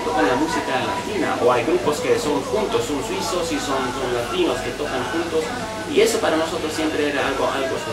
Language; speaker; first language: Spanish; non-native, fluent; German